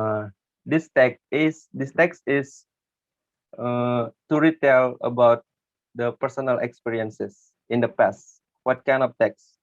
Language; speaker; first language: English; non-native, learner; Indonesian